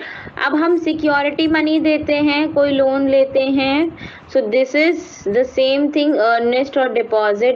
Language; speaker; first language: Hindi; native; Hindi